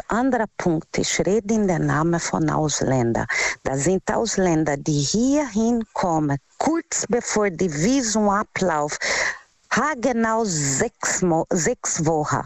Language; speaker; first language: German; non-native, learner; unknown